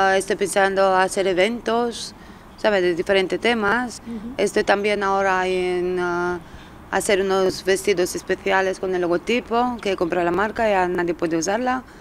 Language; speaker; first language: Spanish; early bilingual, other home language; Romanian